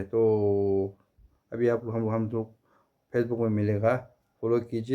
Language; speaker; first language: Hindi; non-native, fluent; Tibetan